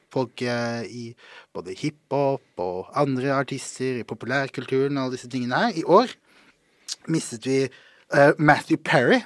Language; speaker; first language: Norwegian; native; Norwegian